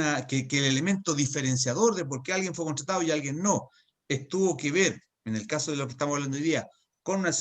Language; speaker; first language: Spanish; native; Spanish